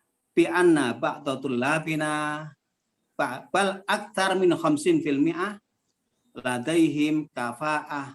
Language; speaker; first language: Arabic; non-native, fluent; Indonesian